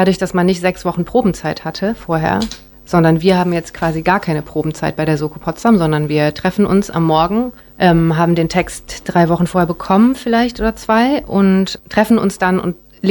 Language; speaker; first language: German; native; German